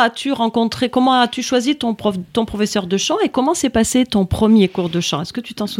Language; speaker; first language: French; native; French